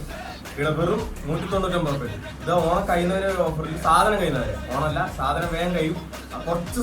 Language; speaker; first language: Malayalam; native; Malayalam